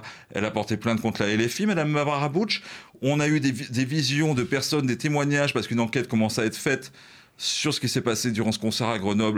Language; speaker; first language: French; native; French